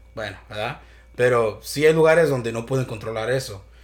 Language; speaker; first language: Spanish; native; Spanish